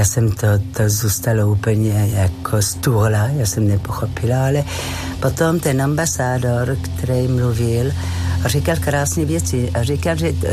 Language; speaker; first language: Czech; non-native, fluent; French